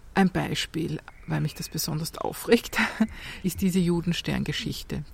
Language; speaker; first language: German; native; German